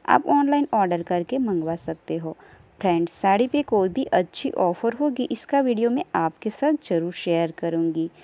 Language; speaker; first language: Hindi; native; Hindi